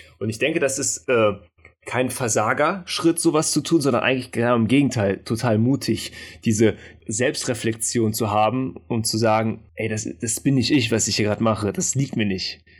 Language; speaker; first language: German; native; German